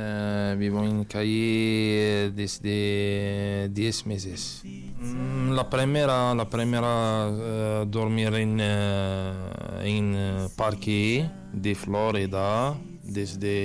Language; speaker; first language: Spanish; non-native, learner; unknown